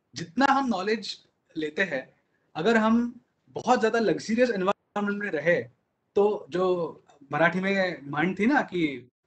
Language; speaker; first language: Hindi; non-native, local second language; Marathi